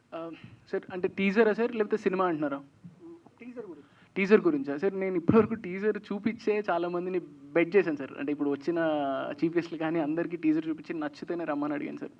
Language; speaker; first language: Telugu; native; Telugu